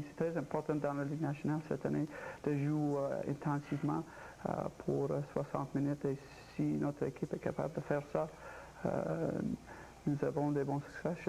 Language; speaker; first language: French; non-native, local second language; English